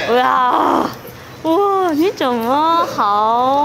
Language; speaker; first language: Chinese; non-native, learner; Korean